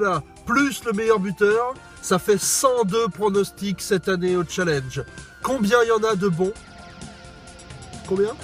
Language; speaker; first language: French; native; French